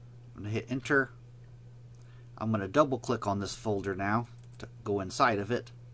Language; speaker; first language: English; native; English